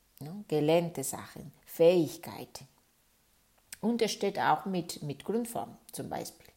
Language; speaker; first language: German; non-native, fluent; Spanish